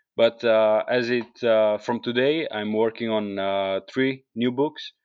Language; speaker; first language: English; non-native, fluent; Italian